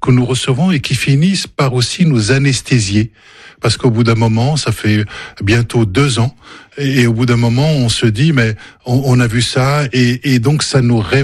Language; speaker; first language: French; non-native, local second language; Arabic